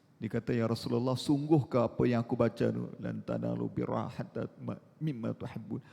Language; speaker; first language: Malay; native; Malay